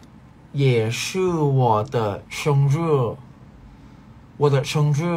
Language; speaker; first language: Chinese; non-native, learner; Thai